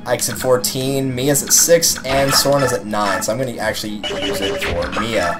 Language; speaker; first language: English; native; English